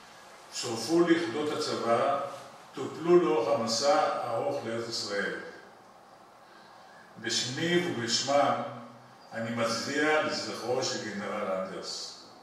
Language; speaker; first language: Hebrew; early bilingual, other home language; Polish